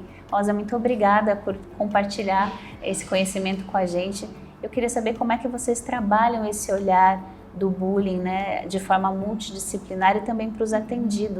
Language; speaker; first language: Portuguese; native; Portuguese